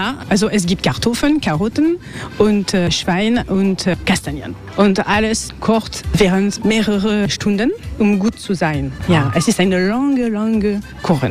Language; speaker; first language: German; non-native, learner; French